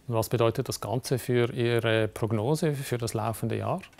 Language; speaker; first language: German; native; German